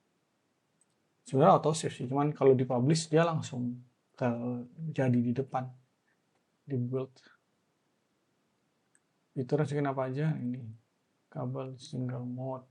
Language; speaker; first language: Indonesian; native; Indonesian